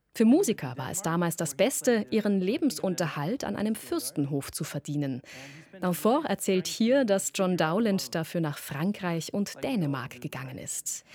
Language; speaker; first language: German; native; German